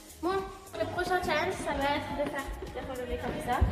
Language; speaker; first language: French; native; French